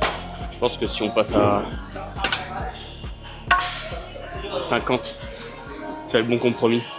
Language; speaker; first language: French; native; French